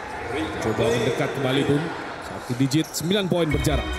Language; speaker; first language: Indonesian; native; Indonesian